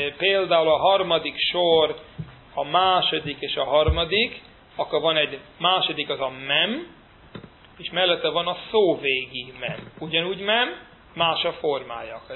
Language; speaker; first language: Hungarian; non-native, fluent; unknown